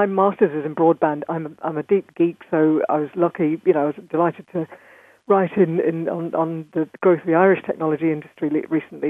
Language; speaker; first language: English; native; English